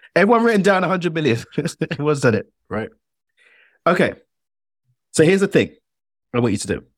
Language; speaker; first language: English; native; English